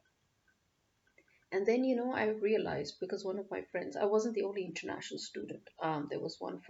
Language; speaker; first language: English; non-native, local second language; Urdu